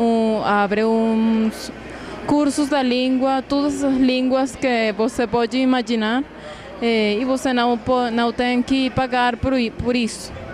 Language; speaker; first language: Portuguese; non-native, fluent; Spanish